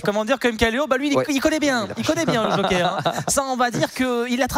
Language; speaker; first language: French; native; French